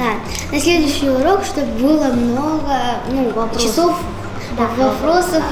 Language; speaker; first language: Russian; non-native, local second language; Kazakh